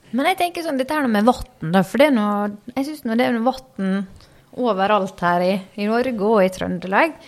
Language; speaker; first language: Norwegian; native; Norwegian